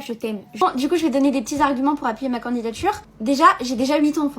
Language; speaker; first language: French; native; French